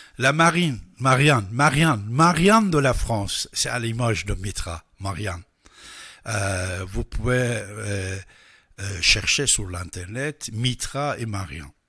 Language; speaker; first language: French; non-native, fluent; Persian